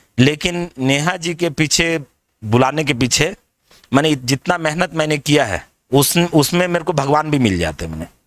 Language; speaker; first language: Hindi; native; Hindi